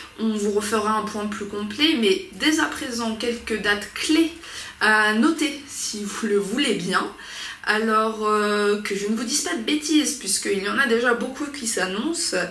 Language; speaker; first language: French; native; French